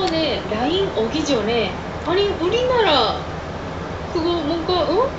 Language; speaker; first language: Korean; non-native, fluent; Japanese